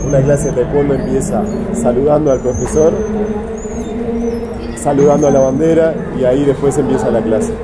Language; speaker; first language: Spanish; native; Spanish